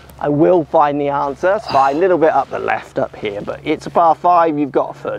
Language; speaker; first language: English; native; English